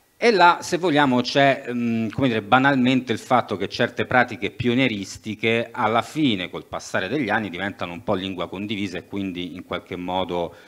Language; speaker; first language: Italian; native; Italian